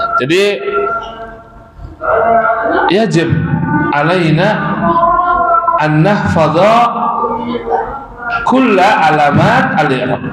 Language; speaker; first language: Arabic; non-native, fluent; Indonesian